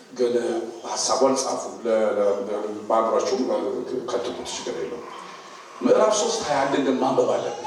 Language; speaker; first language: Amharic; non-native, local second language; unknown